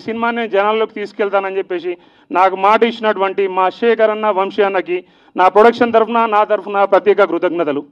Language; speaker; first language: Telugu; native; Telugu